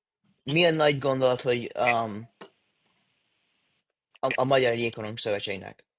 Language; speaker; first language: Hungarian; early bilingual, heritage; English